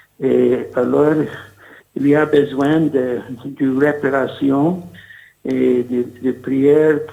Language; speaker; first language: French; non-native, learner; English